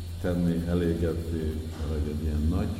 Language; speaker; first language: Hungarian; early bilingual, heritage; Hungarian